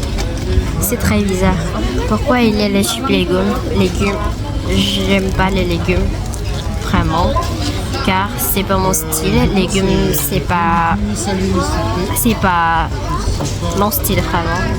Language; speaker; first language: French; non-native, learner; Indonesian